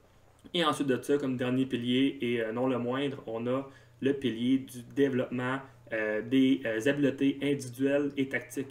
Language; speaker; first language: French; native; French